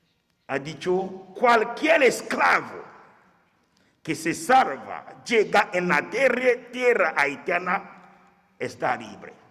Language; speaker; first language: Spanish; non-native, fluent; Haitian Creole